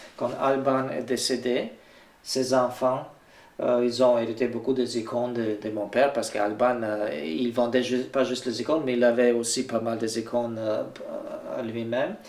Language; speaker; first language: French; non-native, fluent; Bulgarian